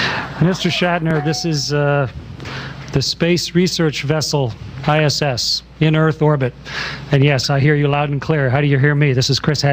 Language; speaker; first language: English; native; English